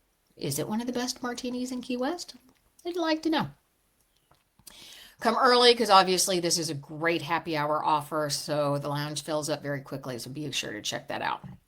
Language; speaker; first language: English; native; English